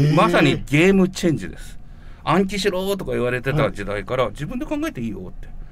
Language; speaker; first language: Japanese; native; Japanese